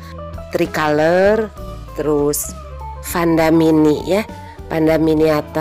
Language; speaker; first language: Indonesian; native; Indonesian